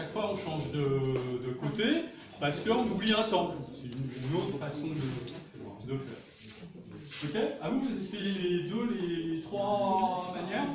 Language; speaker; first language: French; native; French